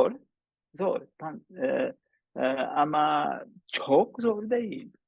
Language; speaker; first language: Turkish; non-native, learner; English